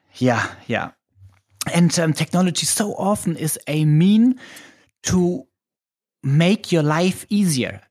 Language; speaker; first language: English; non-native, fluent; German